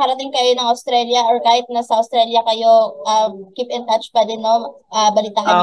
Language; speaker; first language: Filipino; native; Filipino